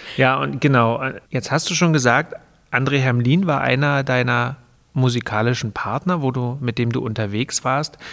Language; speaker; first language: German; native; German